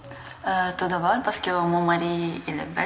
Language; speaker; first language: French; non-native, learner; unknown